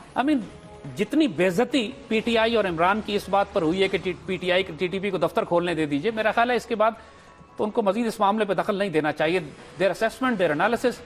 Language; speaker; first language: Urdu; native; Urdu